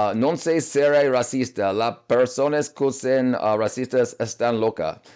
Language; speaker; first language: Spanish; non-native, learner; English